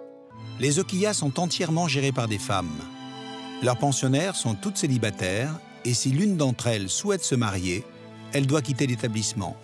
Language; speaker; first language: French; native; French